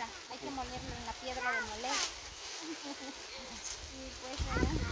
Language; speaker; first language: Spanish; native; Spanish